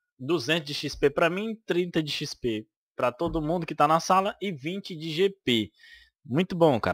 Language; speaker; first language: Portuguese; native; Portuguese